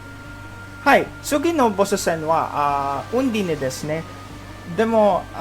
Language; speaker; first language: Japanese; non-native, learner; Filipino